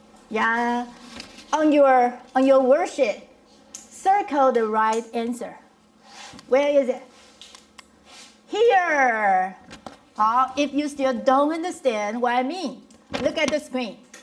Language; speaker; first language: English; non-native, fluent; Chinese